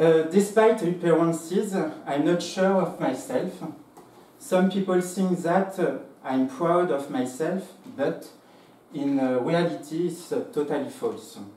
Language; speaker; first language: English; non-native, fluent; French